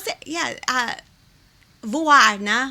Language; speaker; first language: Portuguese; non-native, learner; English